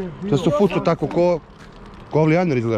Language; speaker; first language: Serbian; native; Serbian